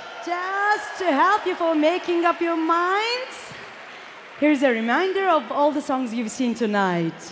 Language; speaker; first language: English; non-native, fluent; Turkish